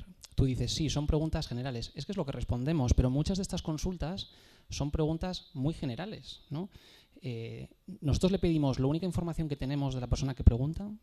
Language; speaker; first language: Spanish; native; Spanish